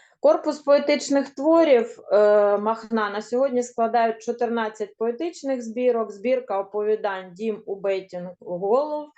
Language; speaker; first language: Ukrainian; native; Ukrainian